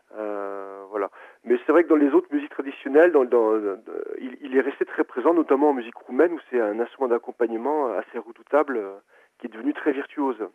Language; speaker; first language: French; native; French